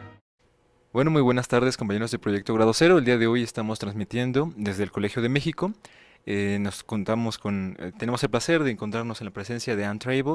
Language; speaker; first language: Spanish; native; Spanish